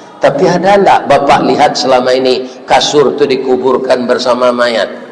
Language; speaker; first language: Malay; non-native, local second language; Minangkabau